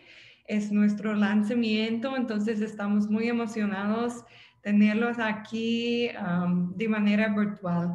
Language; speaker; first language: Spanish; non-native, fluent; English